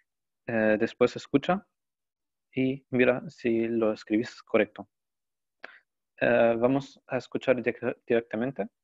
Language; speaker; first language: Spanish; non-native, learner; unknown